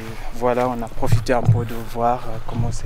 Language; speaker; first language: French; non-native, fluent; Luo (Kenya and Tanzania)